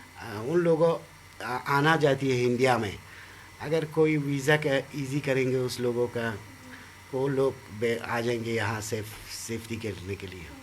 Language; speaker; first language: Hindi; non-native, learner; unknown